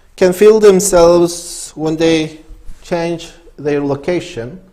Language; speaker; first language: English; non-native, fluent; Kazakh